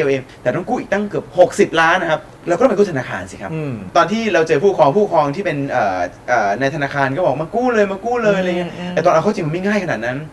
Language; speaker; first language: Thai; native; Thai